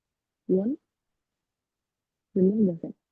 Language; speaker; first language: Korean; non-native, learner; Indonesian